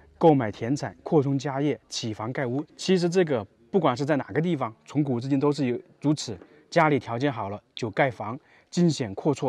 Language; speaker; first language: Chinese; native; Chinese